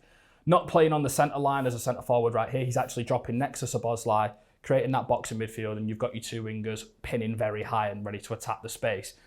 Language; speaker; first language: English; native; English